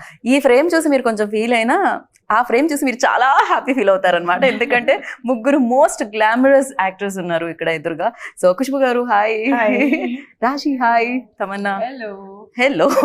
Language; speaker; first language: Telugu; native; Telugu